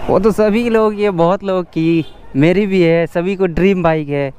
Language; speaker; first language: Hindi; native; Hindi